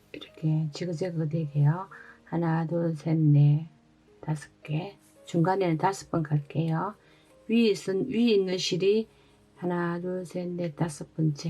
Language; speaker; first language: Korean; native; Korean